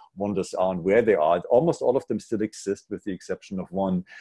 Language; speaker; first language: English; non-native, fluent; German